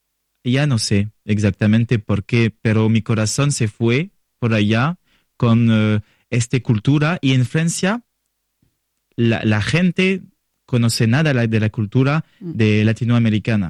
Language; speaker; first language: Spanish; non-native, learner; French